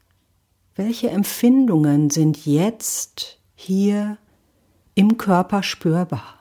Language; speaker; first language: German; native; German